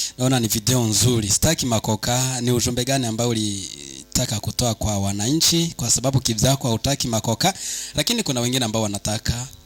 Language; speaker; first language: Swahili; non-native, local second language; Rundi